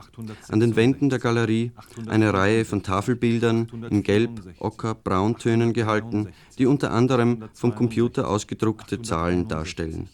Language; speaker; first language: German; native; German